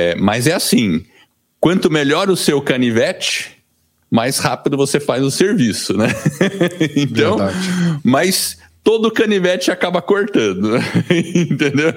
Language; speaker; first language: Portuguese; early bilingual, other home language; English